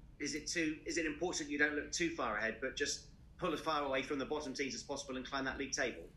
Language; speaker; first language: English; native; English